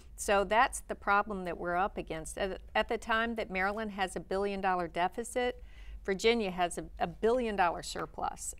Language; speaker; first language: English; native; English